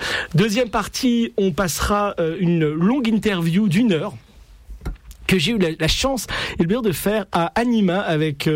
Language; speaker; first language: French; native; French